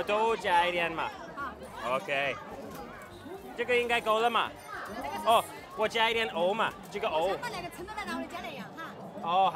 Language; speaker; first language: Chinese; non-native, fluent; English